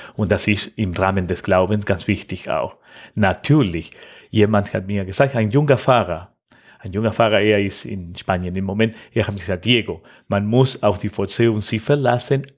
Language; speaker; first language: German; non-native, fluent; Spanish